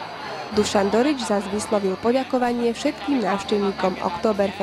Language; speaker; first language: Slovak; native; Slovak